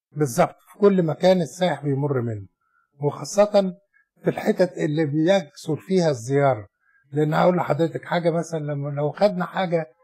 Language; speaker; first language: Arabic; native; Arabic